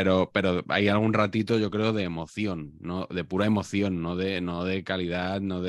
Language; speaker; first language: Spanish; native; Spanish